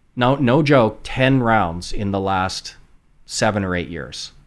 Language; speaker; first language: English; native; English